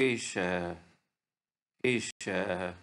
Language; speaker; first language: German; non-native, fluent; Arabic